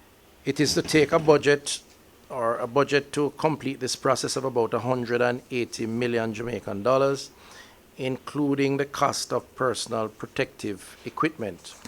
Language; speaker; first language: English; native; English